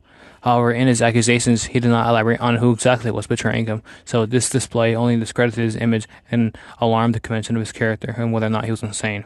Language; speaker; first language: English; native; English